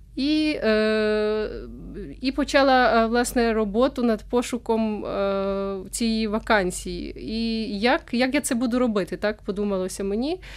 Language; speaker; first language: Ukrainian; native; Ukrainian